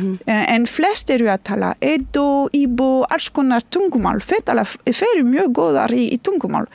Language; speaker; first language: Icelandic; non-native, learner; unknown